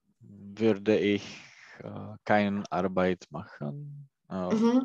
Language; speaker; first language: German; non-native, learner; Czech